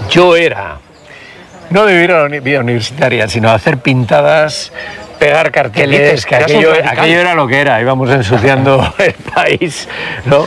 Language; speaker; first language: Spanish; native; Spanish